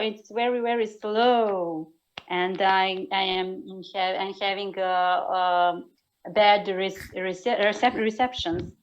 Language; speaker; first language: English; non-native, learner; Serbian